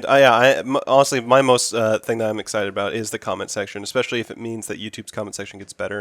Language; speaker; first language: English; native; English